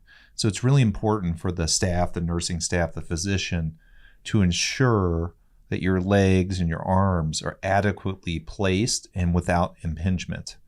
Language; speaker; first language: English; native; English